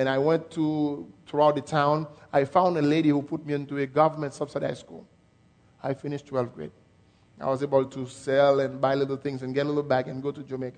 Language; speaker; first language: English; non-native, fluent; French